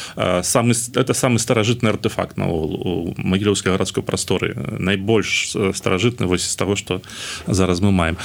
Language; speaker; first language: Belarusian; non-native, local second language; Russian